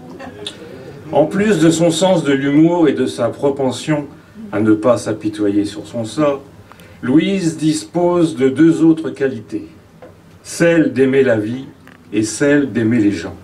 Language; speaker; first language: French; native; French